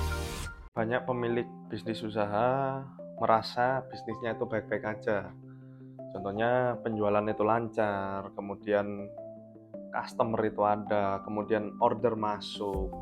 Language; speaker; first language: Indonesian; native; Indonesian